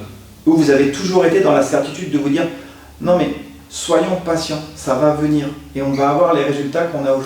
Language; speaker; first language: French; native; French